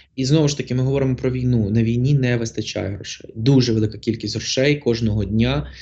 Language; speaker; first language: Ukrainian; non-native, local second language; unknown